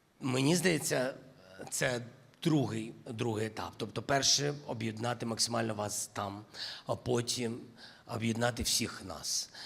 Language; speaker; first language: Ukrainian; non-native, local second language; Russian